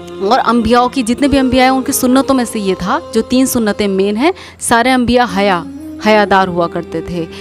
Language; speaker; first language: Urdu; native; Urdu